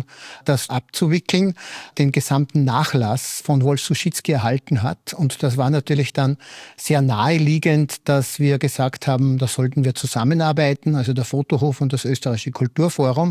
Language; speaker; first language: German; native; German